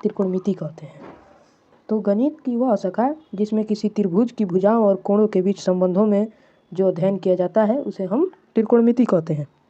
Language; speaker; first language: Hindi; native; Hindi